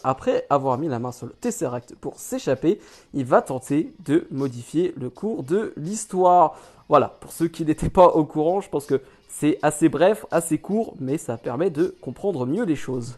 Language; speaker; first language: French; native; French